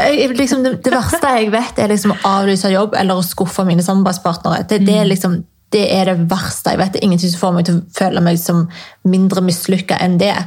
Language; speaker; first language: Norwegian; early bilingual, other home language; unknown